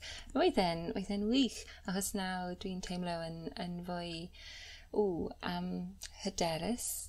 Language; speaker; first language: Welsh; non-native, learner; English